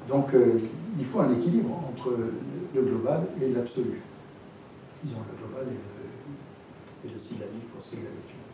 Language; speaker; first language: French; native; French